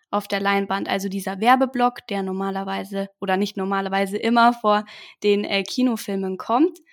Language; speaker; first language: German; native; German